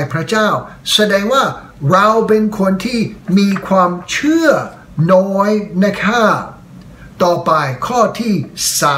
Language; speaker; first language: Thai; non-native, fluent; English